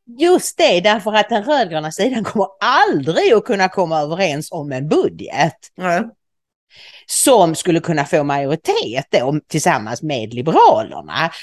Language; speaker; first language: Swedish; native; Swedish